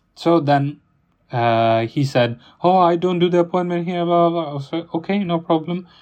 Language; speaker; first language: English; non-native, fluent; Italian